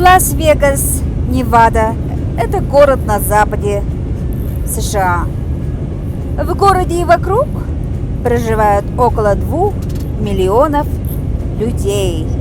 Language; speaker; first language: Russian; non-native, local second language; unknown